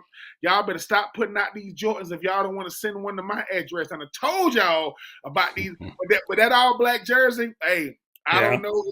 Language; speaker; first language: English; native; English